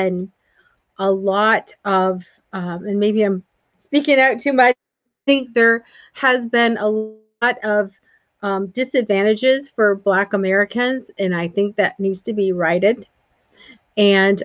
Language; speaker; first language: English; native; English